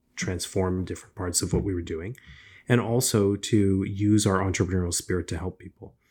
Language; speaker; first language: English; native; English